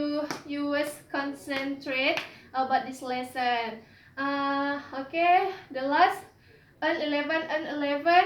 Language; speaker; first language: English; non-native, learner; Indonesian